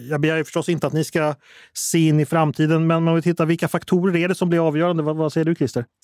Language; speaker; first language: Swedish; native; Swedish